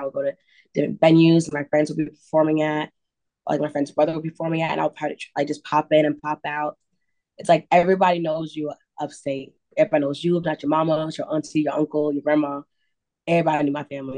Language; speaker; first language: English; native; English